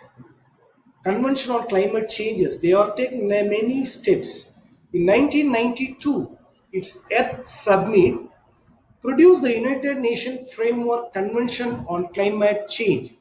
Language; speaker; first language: English; non-native, local second language; Tamil